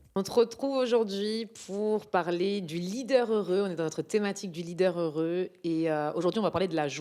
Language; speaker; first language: French; native; French